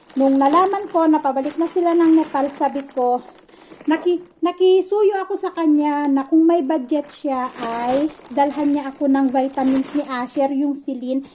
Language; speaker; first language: Filipino; native; Filipino